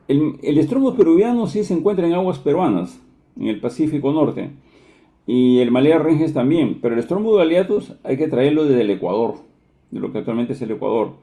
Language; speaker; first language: Spanish; native; Spanish